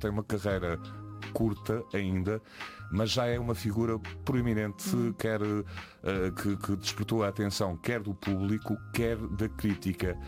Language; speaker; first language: Portuguese; native; Portuguese